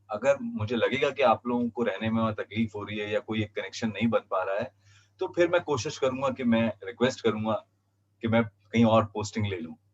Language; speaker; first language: Hindi; non-native, local second language; Punjabi